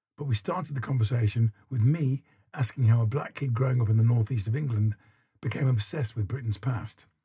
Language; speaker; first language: English; native; English